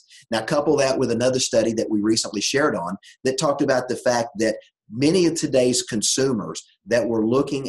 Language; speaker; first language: English; native; English